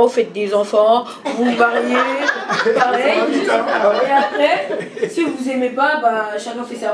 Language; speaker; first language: French; native; French